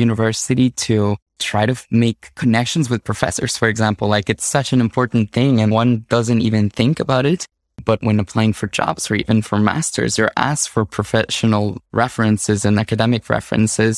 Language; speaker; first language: English; non-native, fluent; Spanish